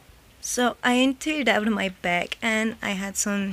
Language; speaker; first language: English; non-native, fluent; Spanish